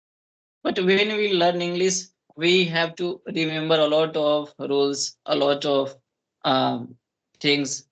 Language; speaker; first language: English; non-native, local second language; Hindi